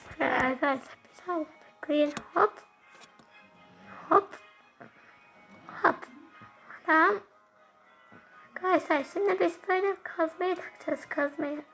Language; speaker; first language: Turkish; early bilingual, heritage; Turkish